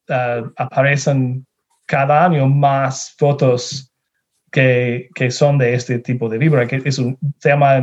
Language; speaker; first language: Spanish; non-native, fluent; English